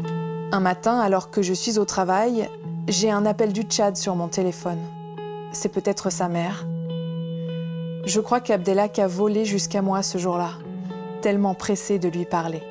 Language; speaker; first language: French; native; French